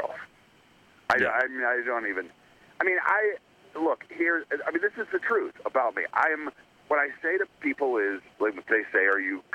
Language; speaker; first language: English; native; English